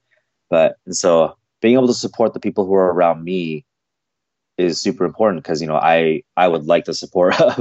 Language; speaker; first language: English; native; English